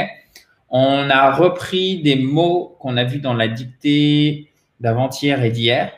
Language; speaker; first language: French; native; French